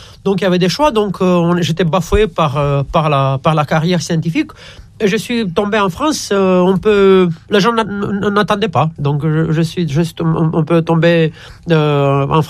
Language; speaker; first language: French; non-native, fluent; Romanian